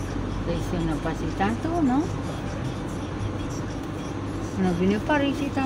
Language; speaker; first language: French; non-native, learner; Filipino